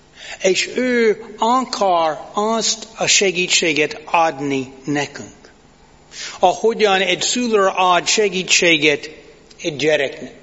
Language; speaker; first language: Hungarian; non-native, fluent; English